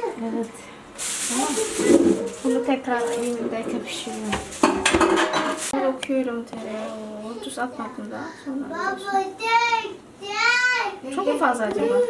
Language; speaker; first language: Turkish; non-native, learner; Indonesian